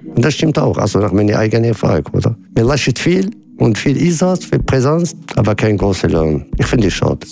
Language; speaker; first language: German; non-native, learner; Arabic